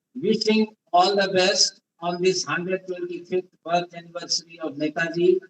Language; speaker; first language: English; non-native, local second language; Hindi